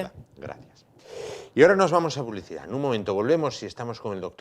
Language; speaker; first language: Spanish; native; Spanish